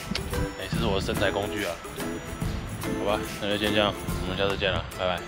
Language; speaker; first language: Chinese; native; Chinese